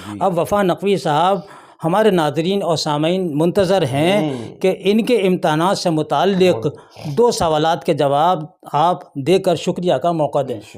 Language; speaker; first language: Urdu; native; Urdu